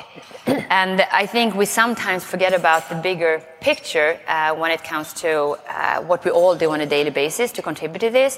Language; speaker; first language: English; non-native, fluent; Swedish